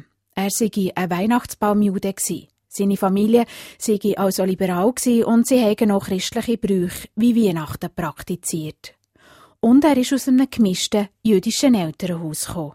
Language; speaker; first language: German; native; German